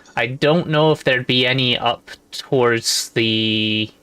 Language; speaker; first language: English; native; English